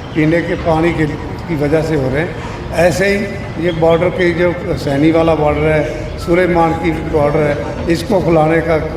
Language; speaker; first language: Hindi; non-native, local second language; Punjabi